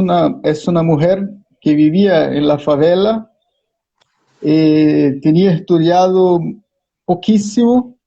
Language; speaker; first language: Spanish; non-native, fluent; Portuguese